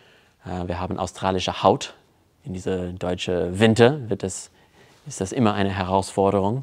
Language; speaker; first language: German; non-native, fluent; English